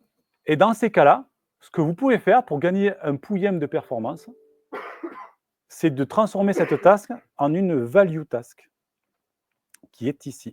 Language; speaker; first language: French; native; French